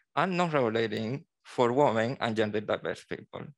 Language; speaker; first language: English; non-native, learner; Spanish